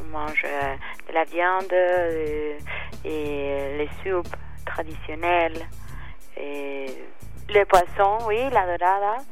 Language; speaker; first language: French; non-native, learner; Spanish